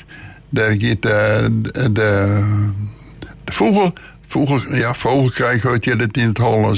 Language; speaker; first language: Dutch; non-native, local second language; Western Frisian